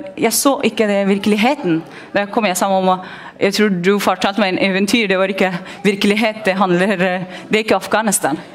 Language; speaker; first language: Norwegian; non-native, fluent; Persian